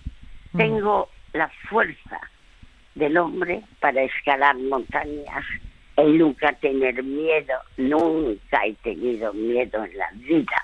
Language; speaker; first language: Spanish; early bilingual, other home language; French